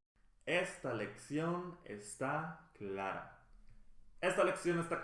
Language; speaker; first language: Spanish; non-native, fluent; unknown